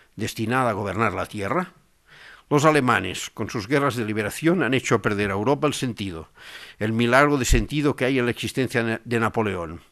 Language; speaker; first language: Spanish; non-native, local second language; Catalan